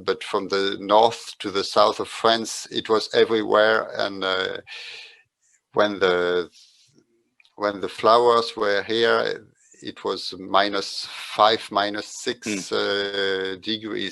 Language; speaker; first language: English; non-native, fluent; French